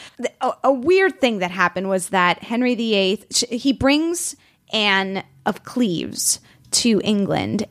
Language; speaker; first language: English; non-native, fluent; Spanish